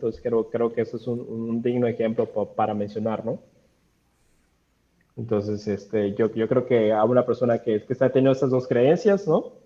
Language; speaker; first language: Spanish; native; Spanish